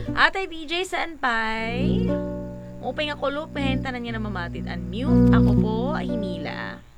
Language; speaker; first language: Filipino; non-native, local second language; Waray